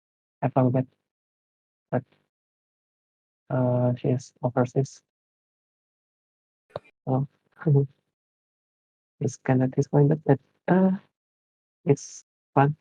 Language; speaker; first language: English; non-native, learner; Indonesian